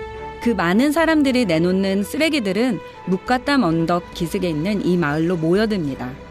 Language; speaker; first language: Korean; native; Korean